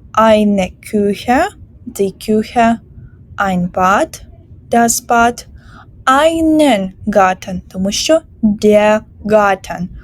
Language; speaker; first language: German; non-native, fluent; Ukrainian